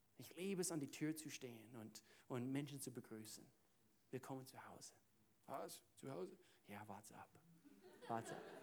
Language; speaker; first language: German; non-native, fluent; English